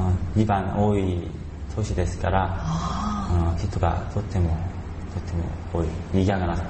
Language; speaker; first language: Japanese; non-native, learner; Korean